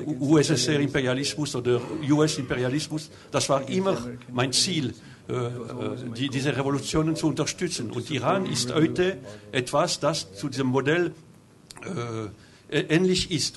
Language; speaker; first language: German; non-native, local second language; French